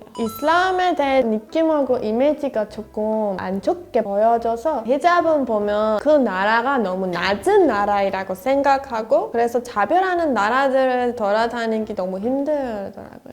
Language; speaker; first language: Korean; non-native, learner; Persian